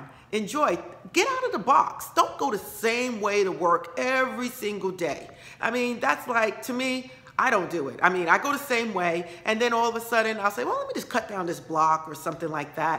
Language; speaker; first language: English; native; English